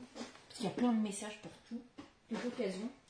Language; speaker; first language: French; native; French